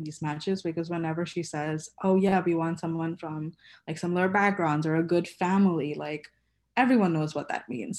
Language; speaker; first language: English; non-native, local second language; Bangla